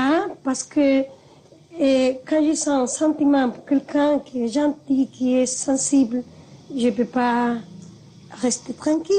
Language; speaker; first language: French; non-native, fluent; Spanish